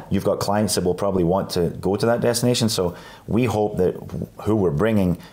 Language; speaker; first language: English; native; English